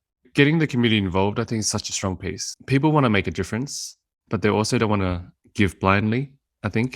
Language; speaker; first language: English; native; English